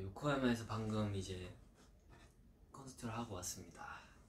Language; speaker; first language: Korean; early bilingual, heritage; Korean